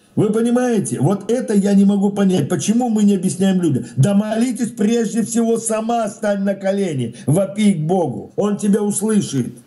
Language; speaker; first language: Russian; native; Russian